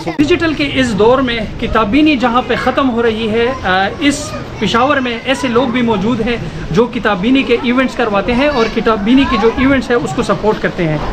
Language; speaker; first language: Urdu; non-native, local second language; Pashto